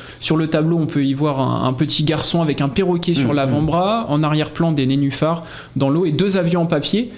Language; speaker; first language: French; native; French